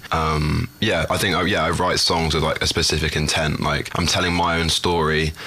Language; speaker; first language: English; native; English